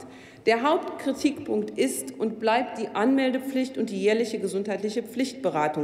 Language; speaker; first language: German; native; German